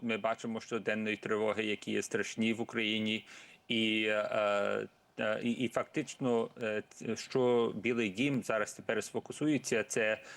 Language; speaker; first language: Ukrainian; early bilingual, heritage; Ukrainian